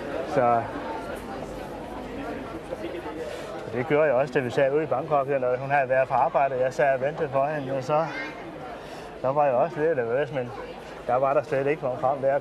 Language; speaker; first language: Danish; native; Danish